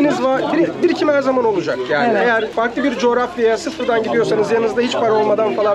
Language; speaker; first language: Turkish; native; Turkish